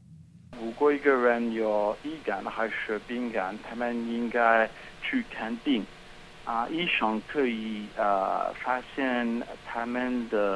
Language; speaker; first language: Chinese; non-native, fluent; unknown